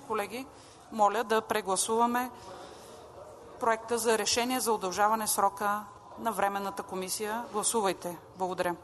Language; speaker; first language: Bulgarian; native; Bulgarian